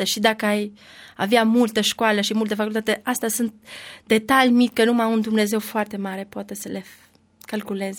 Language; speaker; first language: Romanian; non-native, learner; Albanian